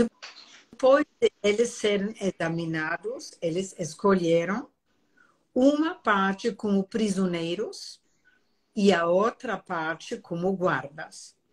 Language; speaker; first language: Portuguese; non-native, fluent; German